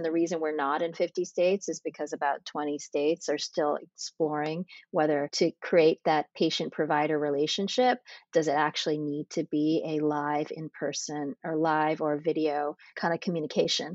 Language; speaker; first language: English; native; English